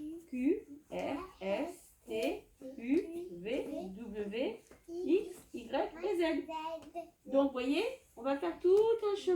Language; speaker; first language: French; native; French